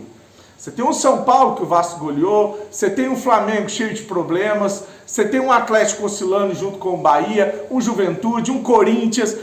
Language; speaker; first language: Portuguese; native; Portuguese